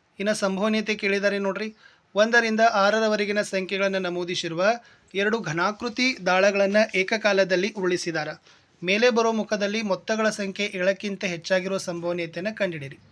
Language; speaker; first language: Kannada; native; Kannada